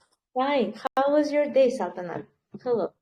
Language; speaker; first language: English; non-native, fluent; Kyrgyz